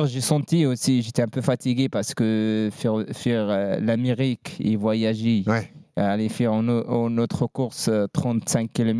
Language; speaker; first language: French; non-native, learner; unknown